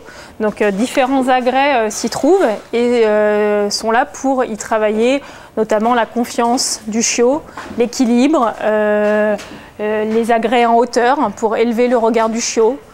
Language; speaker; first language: French; native; French